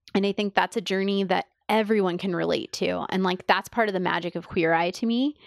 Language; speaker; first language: English; native; English